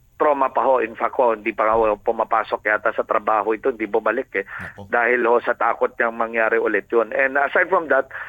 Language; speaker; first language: Filipino; native; Filipino